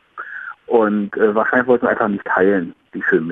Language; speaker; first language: German; native; German